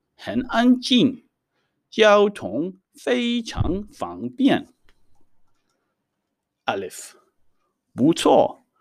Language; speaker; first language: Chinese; non-native, fluent; Hebrew